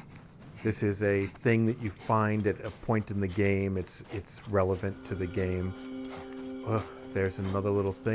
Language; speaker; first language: English; native; English